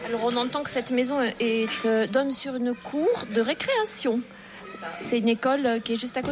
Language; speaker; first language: French; native; French